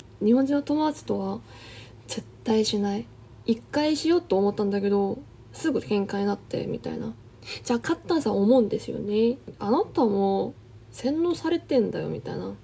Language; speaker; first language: Japanese; non-native, fluent; Korean